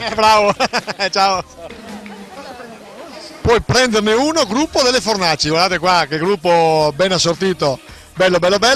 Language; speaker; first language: Italian; native; Italian